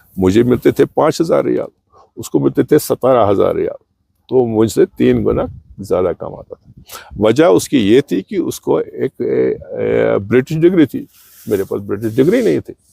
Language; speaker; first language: Urdu; non-native, local second language; Kashmiri